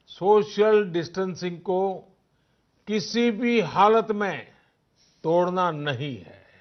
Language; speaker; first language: Hindi; non-native, local second language; Gujarati